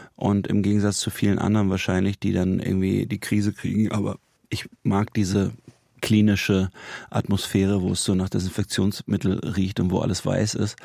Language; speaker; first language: German; native; German